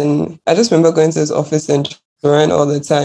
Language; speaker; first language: English; non-native, local second language; Akan